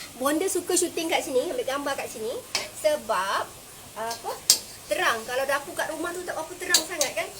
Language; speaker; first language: Malay; native; Malay